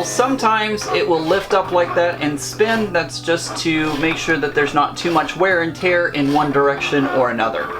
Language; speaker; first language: English; native; English